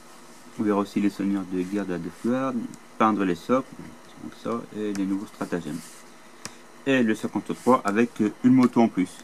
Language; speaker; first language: French; native; French